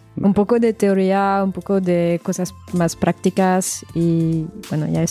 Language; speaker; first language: Spanish; non-native, fluent; French